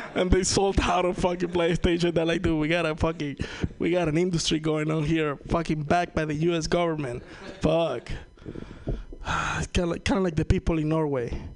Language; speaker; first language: English; non-native, fluent; Spanish